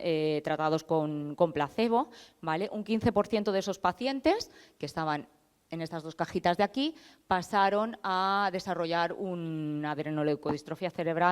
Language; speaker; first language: Spanish; native; Spanish